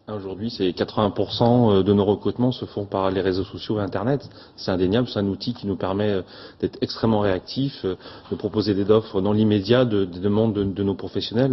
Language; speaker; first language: French; native; French